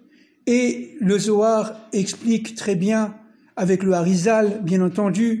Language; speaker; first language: French; native; French